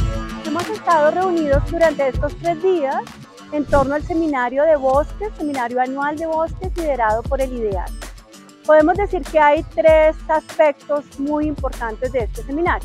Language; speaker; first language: Spanish; native; Spanish